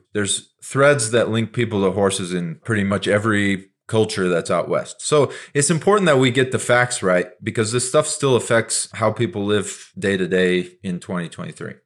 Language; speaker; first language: English; native; English